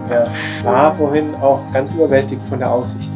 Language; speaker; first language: German; native; German